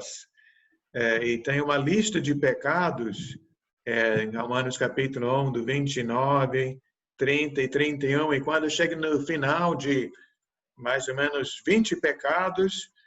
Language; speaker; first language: Portuguese; native; Portuguese